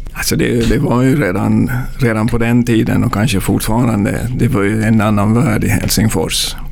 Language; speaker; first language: Swedish; native; Swedish